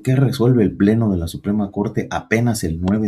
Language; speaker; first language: Spanish; native; Spanish